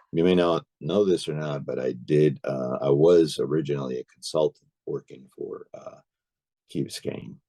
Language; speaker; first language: English; native; English